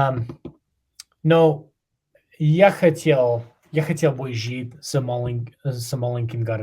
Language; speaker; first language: Russian; non-native, learner; English